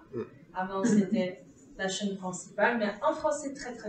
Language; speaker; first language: French; non-native, fluent; Czech